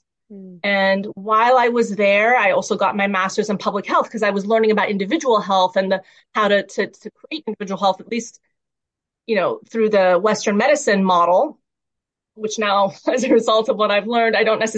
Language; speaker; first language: English; early bilingual, other home language; Persian